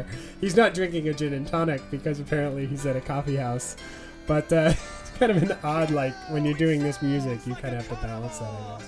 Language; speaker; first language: English; native; English